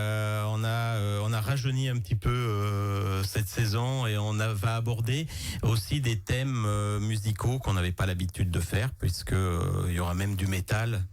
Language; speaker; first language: French; native; French